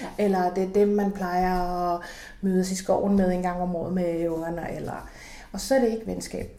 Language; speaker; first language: Danish; non-native, fluent; Spanish